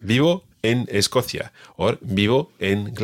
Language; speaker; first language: Spanish; non-native, fluent; English